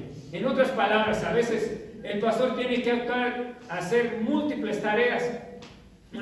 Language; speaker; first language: Spanish; native; Spanish